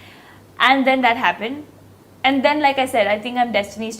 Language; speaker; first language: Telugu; non-native, fluent; Hindi